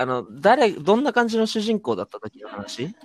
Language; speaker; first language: Japanese; native; Japanese